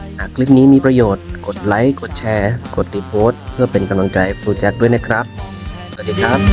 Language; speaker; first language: Thai; native; Thai